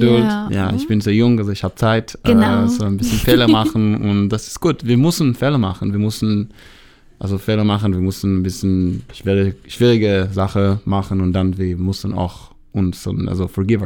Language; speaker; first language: German; non-native, learner; Hebrew